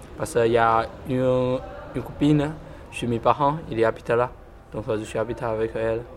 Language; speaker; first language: French; non-native, learner; Chinese